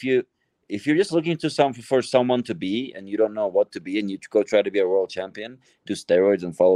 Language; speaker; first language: English; non-native, fluent; Turkish